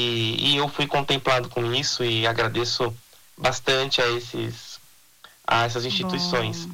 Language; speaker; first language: Portuguese; native; Portuguese